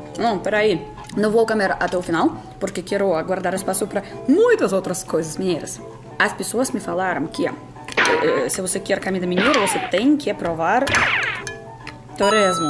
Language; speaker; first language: Portuguese; non-native, fluent; Russian